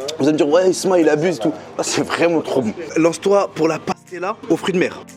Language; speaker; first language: French; early bilingual, other home language; Riffian